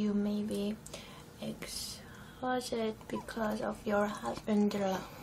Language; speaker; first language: English; non-native, learner; Turkish